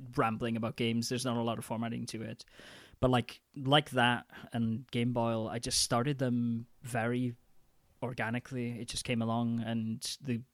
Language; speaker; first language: English; native; English